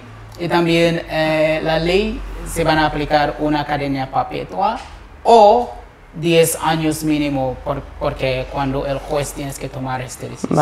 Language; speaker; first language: Spanish; non-native, learner; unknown